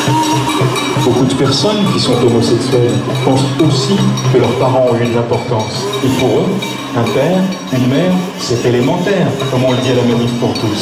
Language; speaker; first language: French; native; French